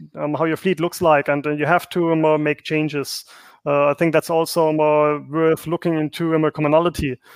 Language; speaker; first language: English; non-native, fluent; German